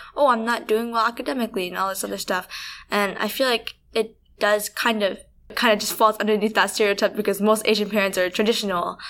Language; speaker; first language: English; early bilingual, other home language; Vietnamese